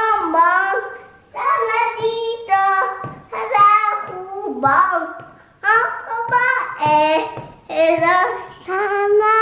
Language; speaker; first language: Filipino; early bilingual, heritage; Filipino